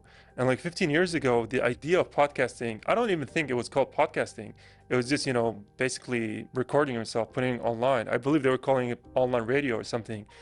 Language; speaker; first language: English; non-native, fluent; Arabic